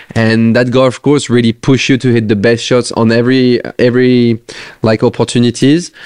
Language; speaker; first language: English; non-native, fluent; French